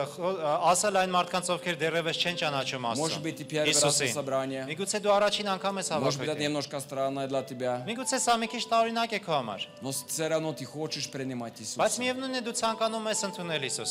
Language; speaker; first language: Russian; non-native, fluent; Armenian